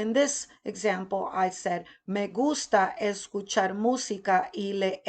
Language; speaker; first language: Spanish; non-native, fluent; English